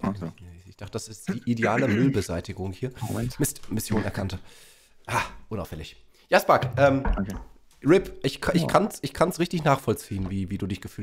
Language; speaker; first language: German; native; German